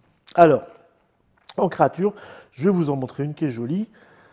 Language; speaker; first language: French; native; French